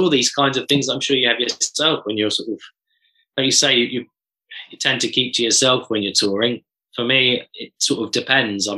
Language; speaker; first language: English; native; English